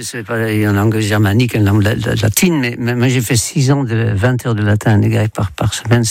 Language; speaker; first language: French; non-native, fluent; Dutch